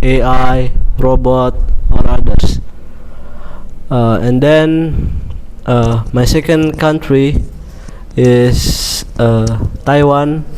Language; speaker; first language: English; non-native, learner; Indonesian